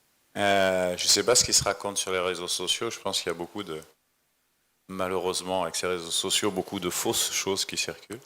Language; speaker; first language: French; native; French